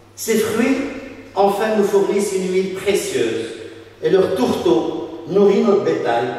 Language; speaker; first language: French; non-native, local second language; Arabic